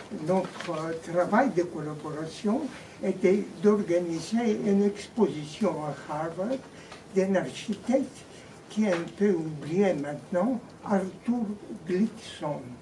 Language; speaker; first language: French; non-native, fluent; Greek